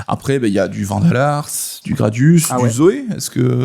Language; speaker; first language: French; native; French